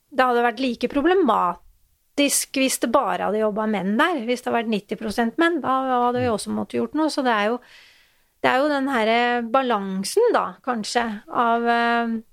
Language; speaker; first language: Norwegian; native; Norwegian